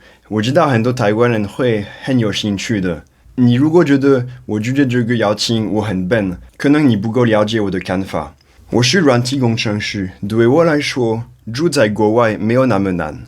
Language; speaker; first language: Chinese; non-native, fluent; French